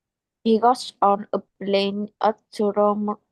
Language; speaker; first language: English; non-native, learner; Vietnamese